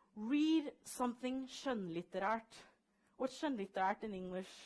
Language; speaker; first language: Norwegian; early bilingual, other home language; English